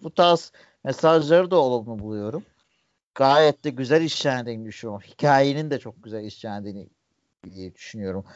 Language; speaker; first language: Turkish; native; Turkish